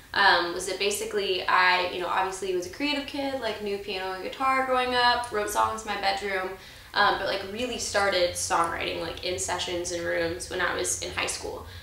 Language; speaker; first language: English; native; English